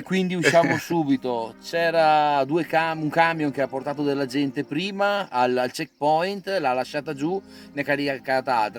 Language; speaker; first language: Italian; native; Italian